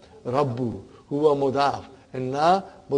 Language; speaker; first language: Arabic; non-native, fluent; English